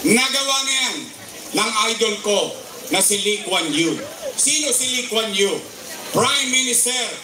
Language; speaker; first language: Filipino; native; Filipino